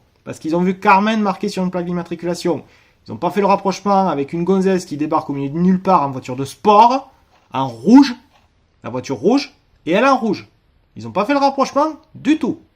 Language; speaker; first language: French; native; French